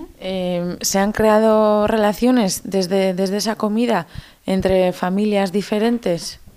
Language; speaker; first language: Spanish; native; Spanish